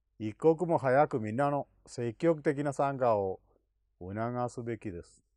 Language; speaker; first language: Japanese; non-native, fluent; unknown